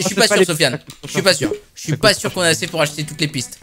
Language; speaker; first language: French; native; French